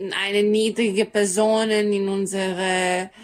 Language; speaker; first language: German; non-native, learner; Serbian